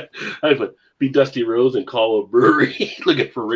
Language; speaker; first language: English; native; English